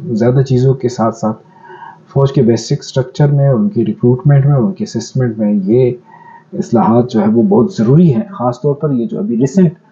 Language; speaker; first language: Urdu; non-native, local second language; Pashto